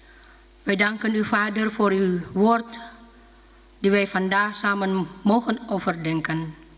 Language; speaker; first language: Dutch; non-native, fluent; Indonesian